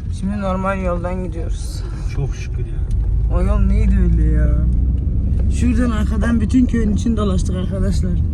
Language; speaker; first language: Turkish; early bilingual, heritage; Turkish